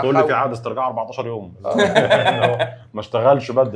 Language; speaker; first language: Arabic; native; Arabic